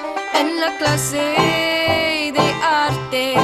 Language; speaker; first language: Spanish; non-native, learner; English